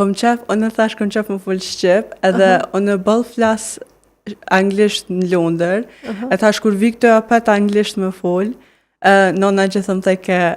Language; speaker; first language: Albanian; early bilingual, heritage; Albanian